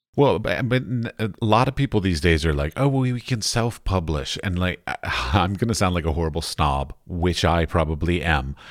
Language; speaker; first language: English; native; English